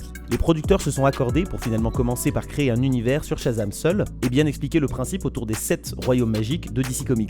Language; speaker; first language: French; native; French